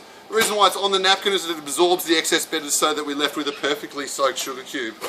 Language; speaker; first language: English; native; English